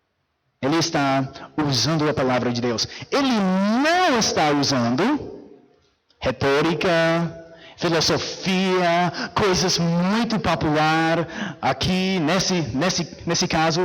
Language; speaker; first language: Portuguese; non-native, fluent; English